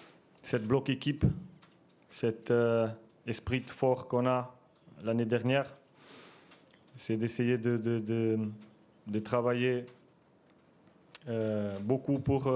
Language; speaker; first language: French; non-native, fluent; Portuguese